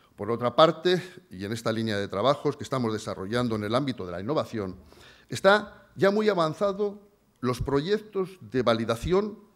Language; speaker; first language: Spanish; native; Spanish